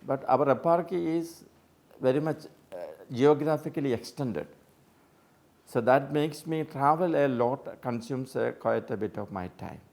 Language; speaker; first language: English; non-native, local second language; Malayalam